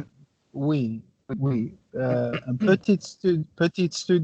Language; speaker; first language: French; non-native, learner; English